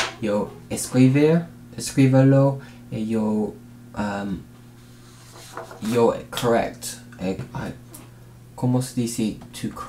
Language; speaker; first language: Spanish; non-native, learner; English